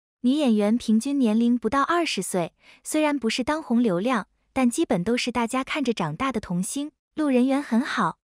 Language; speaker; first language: Chinese; native; Chinese